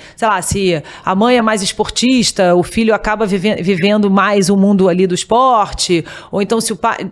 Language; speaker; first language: Portuguese; native; Portuguese